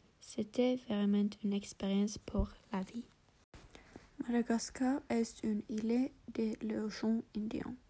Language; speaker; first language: French; non-native, learner; English